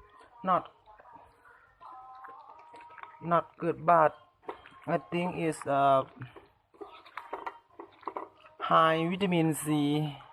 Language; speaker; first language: English; non-native, learner; Thai